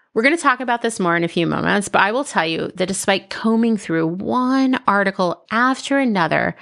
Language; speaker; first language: English; native; English